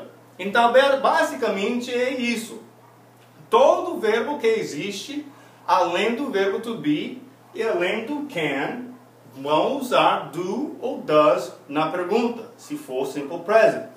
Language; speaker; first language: Portuguese; non-native, fluent; English